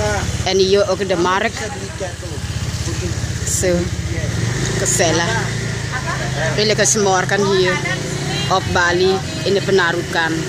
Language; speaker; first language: Dutch; non-native, learner; Indonesian